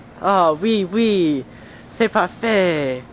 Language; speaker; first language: French; non-native, learner; English